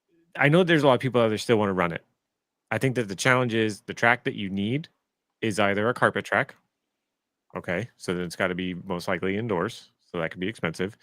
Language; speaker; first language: English; native; English